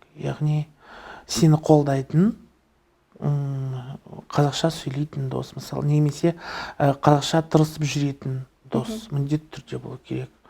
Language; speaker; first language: Kazakh; non-native, local second language; Russian